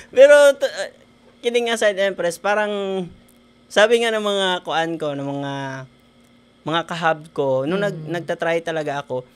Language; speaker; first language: Filipino; non-native, local second language; Hiligaynon